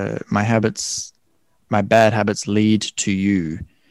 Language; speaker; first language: English; native; English